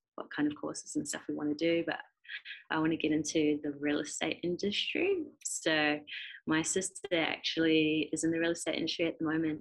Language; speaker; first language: English; native; English